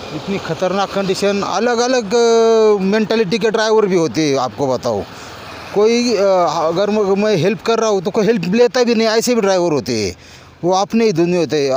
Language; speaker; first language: Hindi; non-native, local second language; Marathi